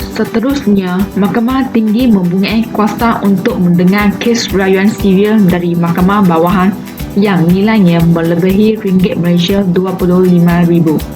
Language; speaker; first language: Malay; non-native, local second language; Chinese